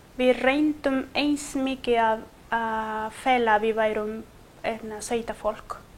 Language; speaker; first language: Icelandic; non-native, fluent; Quechua